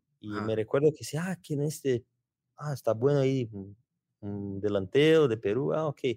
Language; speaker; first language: Spanish; non-native, learner; Portuguese